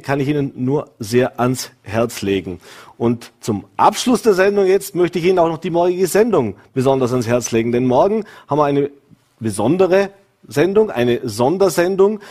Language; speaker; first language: German; native; German